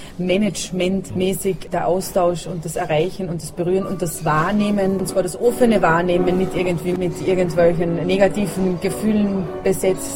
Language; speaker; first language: German; native; German